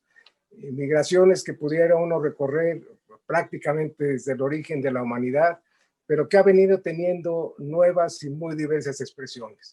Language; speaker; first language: Spanish; native; Spanish